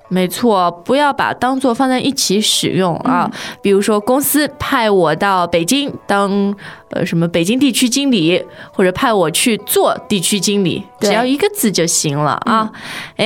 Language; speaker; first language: Chinese; native; Chinese